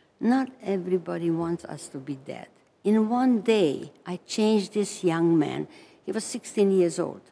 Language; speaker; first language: English; non-native, fluent; Hungarian